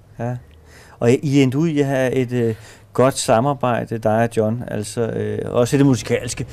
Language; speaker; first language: Danish; native; Danish